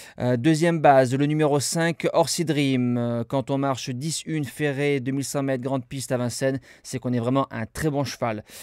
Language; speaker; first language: French; native; French